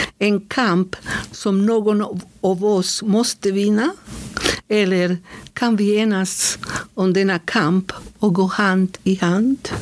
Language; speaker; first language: Swedish; non-native, fluent; Spanish